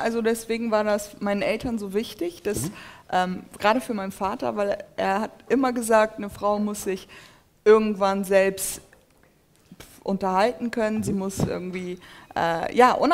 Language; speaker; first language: German; early bilingual, other home language; Turkish